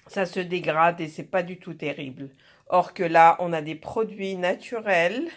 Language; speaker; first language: French; non-native, local second language; Arabic